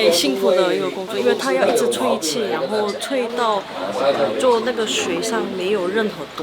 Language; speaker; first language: Chinese; non-native, fluent; Korean